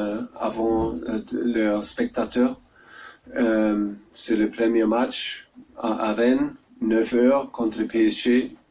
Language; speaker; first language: French; non-native, learner; German